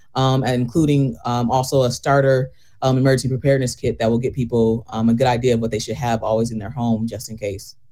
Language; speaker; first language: English; native; English